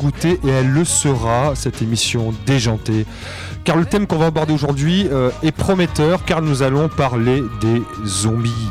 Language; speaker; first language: French; native; French